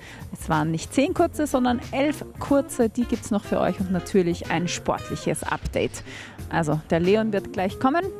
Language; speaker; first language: German; native; German